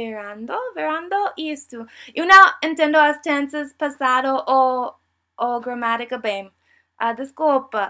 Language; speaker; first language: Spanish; non-native, learner; English